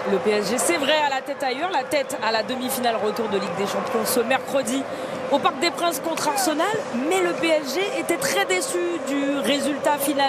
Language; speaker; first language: French; native; French